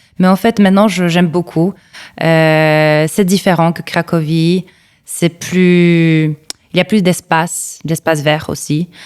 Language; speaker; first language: French; non-native, fluent; Polish